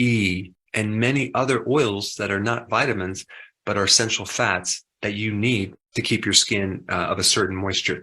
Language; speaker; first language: English; native; English